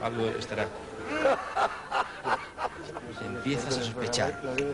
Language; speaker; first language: Spanish; native; Spanish